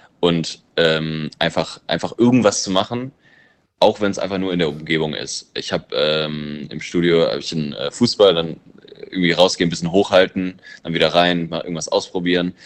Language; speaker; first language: German; early bilingual, other home language; English